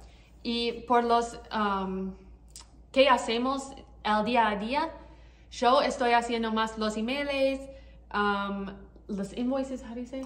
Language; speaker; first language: Spanish; non-native, learner; English